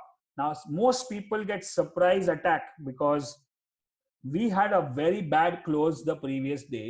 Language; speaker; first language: English; non-native, local second language; Hindi